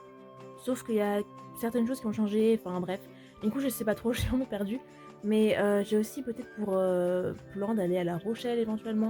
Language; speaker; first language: French; native; French